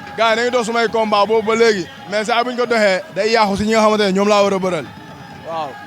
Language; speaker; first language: Wolof; native; Wolof